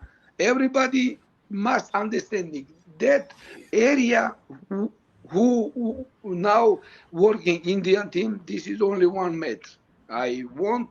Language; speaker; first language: English; non-native, learner; Georgian